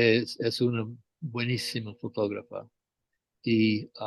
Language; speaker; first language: Spanish; non-native, fluent; English